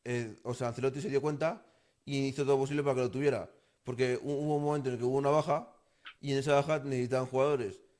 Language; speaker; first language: Spanish; native; Spanish